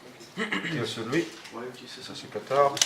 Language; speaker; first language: French; non-native, learner; Italian